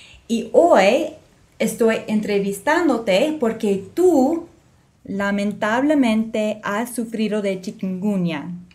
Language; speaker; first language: Spanish; non-native, fluent; English